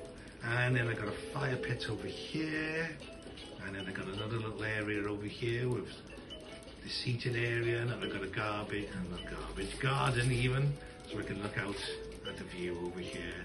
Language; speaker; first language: English; native; English